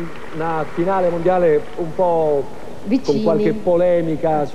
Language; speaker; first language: Italian; native; Italian